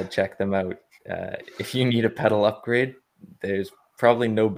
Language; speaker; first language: English; native; English